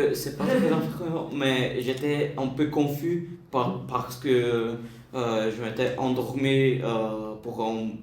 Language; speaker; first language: French; non-native, learner; Bulgarian